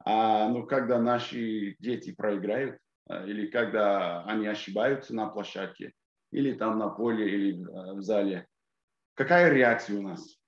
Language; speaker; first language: Russian; non-native, fluent; English